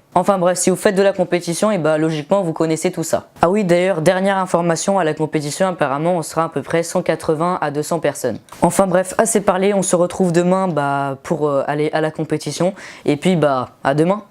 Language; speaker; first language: French; native; French